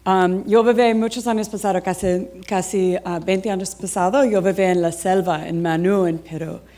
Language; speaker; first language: Spanish; non-native, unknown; English